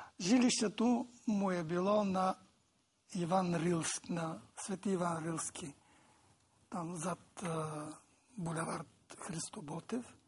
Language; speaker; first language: Bulgarian; native; Bulgarian